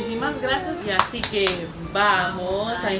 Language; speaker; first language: Spanish; native; Spanish